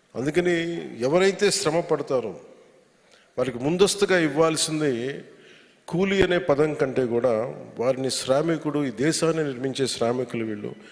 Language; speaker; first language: Telugu; native; Telugu